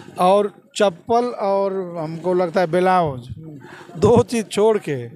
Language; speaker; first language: Hindi; native; Hindi